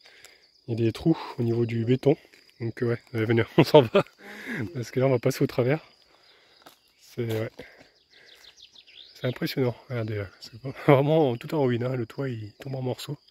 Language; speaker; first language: French; native; French